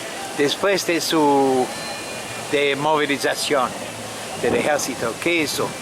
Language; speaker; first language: Spanish; non-native, fluent; French